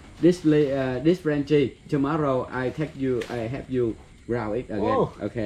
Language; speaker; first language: English; non-native, learner; Vietnamese